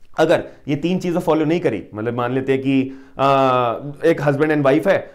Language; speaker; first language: Hindi; native; Hindi